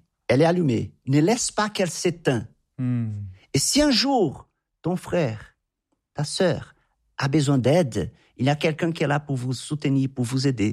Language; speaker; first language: French; non-native, fluent; Portuguese